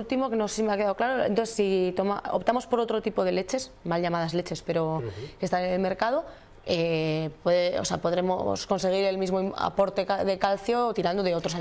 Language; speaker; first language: Spanish; native; Spanish